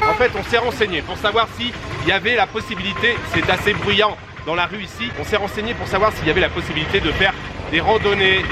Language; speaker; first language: French; native; French